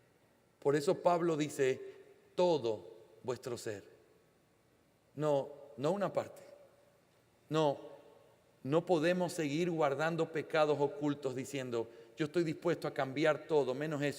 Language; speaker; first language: Spanish; native; Spanish